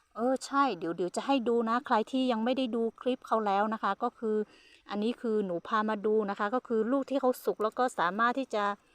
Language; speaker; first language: Thai; non-native, local second language; Hmong